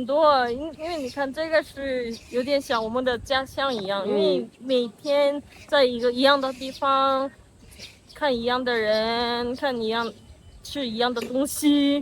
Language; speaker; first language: Chinese; non-native, learner; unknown